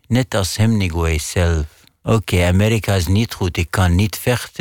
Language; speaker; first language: Dutch; non-native, fluent; Arabic